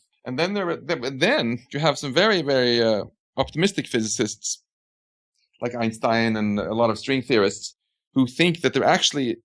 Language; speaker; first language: English; non-native, fluent; Swedish